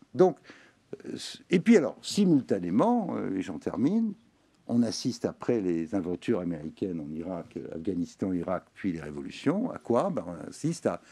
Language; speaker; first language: French; native; French